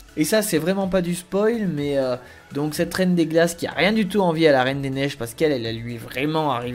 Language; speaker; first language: French; native; French